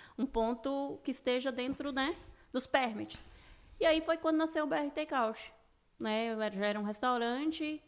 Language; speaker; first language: Portuguese; native; Portuguese